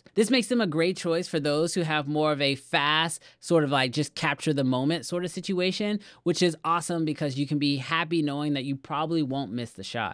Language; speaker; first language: English; native; English